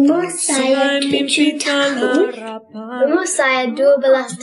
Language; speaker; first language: Indonesian; non-native, learner; English